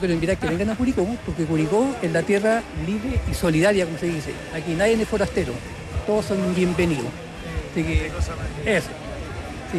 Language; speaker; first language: Spanish; native; Spanish